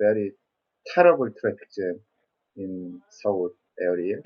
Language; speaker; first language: English; non-native, learner; Korean